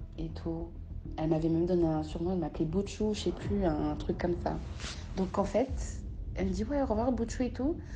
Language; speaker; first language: French; early bilingual, other home language; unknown